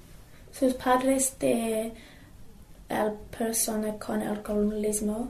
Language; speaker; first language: Spanish; non-native, learner; English